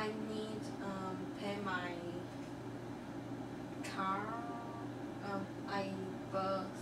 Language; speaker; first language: English; non-native, learner; Chinese